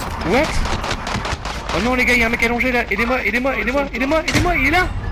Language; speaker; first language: French; native; French